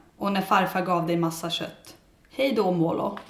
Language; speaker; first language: Swedish; native; Swedish